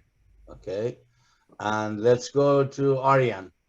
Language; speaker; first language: English; non-native, fluent; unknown